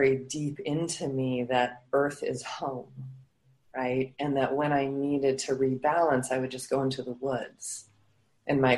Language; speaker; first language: English; native; English